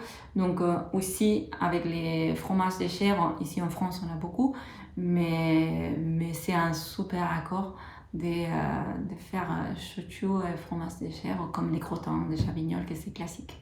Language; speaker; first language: French; non-native, fluent; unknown